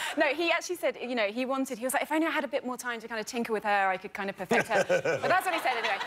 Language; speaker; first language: English; native; English